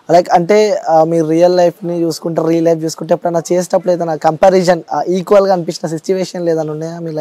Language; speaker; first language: Telugu; native; Telugu